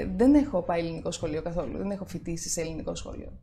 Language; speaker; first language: Greek; early bilingual, heritage; Swedish